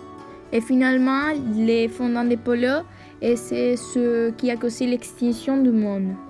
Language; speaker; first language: French; non-native, learner; Spanish